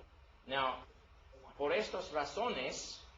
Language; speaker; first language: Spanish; non-native, learner; English